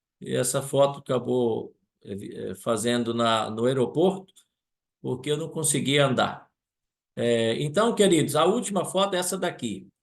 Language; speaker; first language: Portuguese; non-native, local second language; German